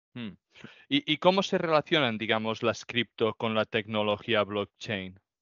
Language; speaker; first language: Spanish; native; Spanish